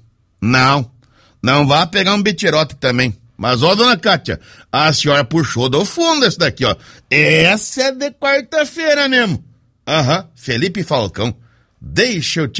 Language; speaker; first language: Portuguese; native; Portuguese